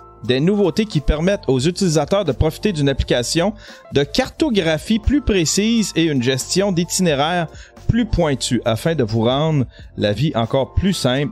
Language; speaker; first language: French; native; French